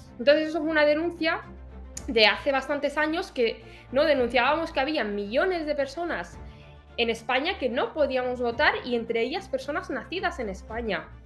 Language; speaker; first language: Spanish; early bilingual, other home language; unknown